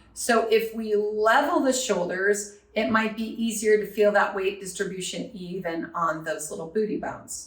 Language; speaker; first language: English; native; English